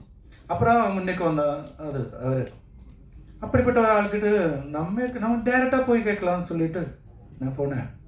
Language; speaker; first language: Tamil; non-native, learner; Malayalam